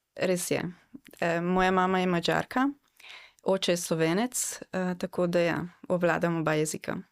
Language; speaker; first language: Slovenian; non-native, local second language; Hungarian